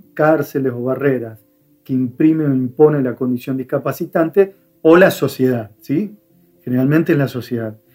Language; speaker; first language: Spanish; native; Spanish